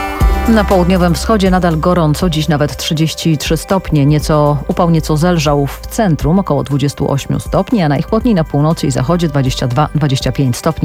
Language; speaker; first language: Polish; native; Polish